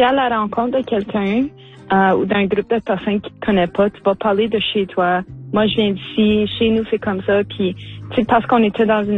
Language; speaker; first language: French; native; French